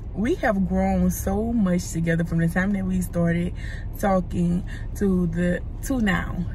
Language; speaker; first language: English; native; English